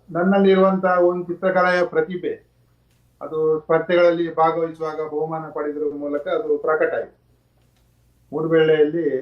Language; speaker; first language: Kannada; native; Kannada